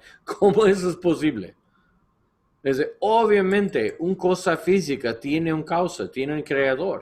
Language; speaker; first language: Spanish; non-native, learner; English